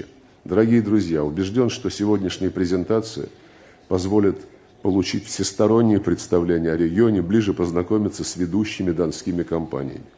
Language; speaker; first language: Russian; native; Russian